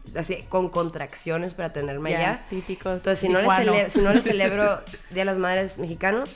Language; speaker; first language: Spanish; native; Spanish